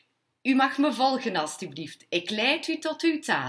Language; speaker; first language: Dutch; non-native, local second language; French